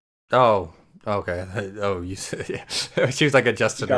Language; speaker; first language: English; native; English